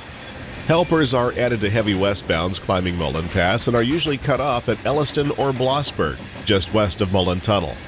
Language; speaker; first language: English; native; English